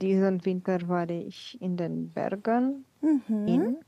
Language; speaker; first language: German; non-native, learner; Romanian